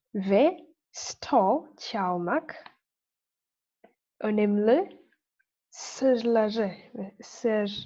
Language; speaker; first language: Turkish; non-native, fluent; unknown